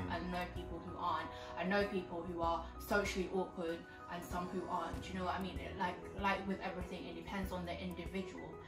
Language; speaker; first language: English; non-native, fluent; Vietnamese